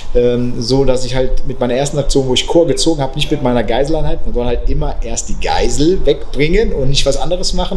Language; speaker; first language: German; native; German